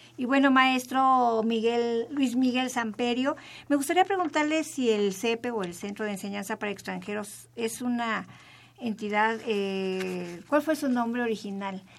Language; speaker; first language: Spanish; native; Spanish